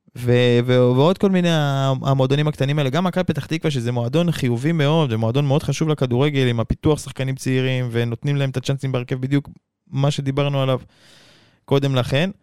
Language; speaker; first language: Hebrew; native; Hebrew